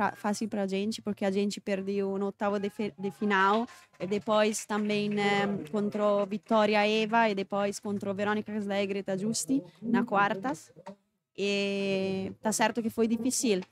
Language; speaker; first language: Portuguese; non-native, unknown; Italian